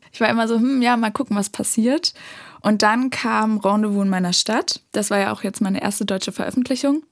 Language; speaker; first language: German; native; German